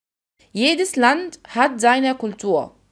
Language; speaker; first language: German; non-native, fluent; Arabic